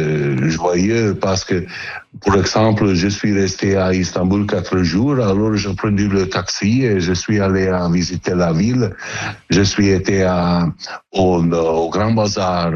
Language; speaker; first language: French; non-native, learner; Italian